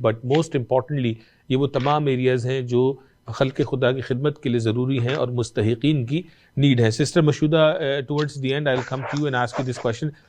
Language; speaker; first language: Urdu; native; Urdu